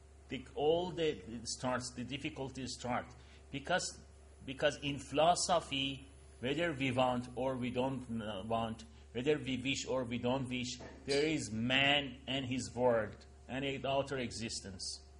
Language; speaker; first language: English; non-native, fluent; Persian